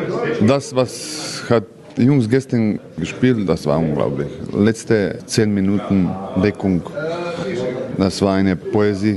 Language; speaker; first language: German; non-native, learner; Croatian